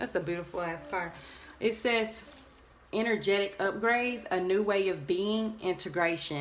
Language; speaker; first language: English; native; English